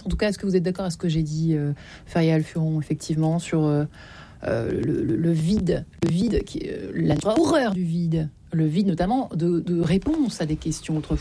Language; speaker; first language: French; native; French